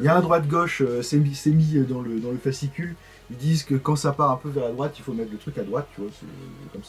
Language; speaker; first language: French; native; French